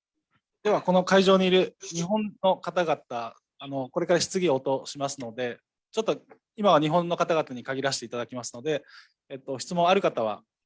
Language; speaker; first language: Japanese; native; Japanese